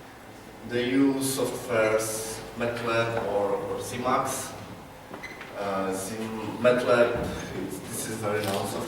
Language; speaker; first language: English; non-native, learner; Czech